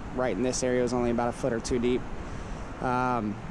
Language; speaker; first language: English; native; English